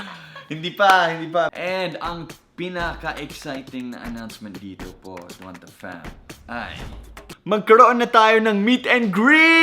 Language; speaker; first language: Filipino; non-native, fluent; English